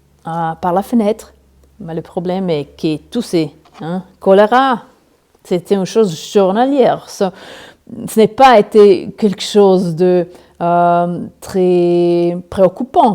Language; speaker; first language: French; non-native, learner; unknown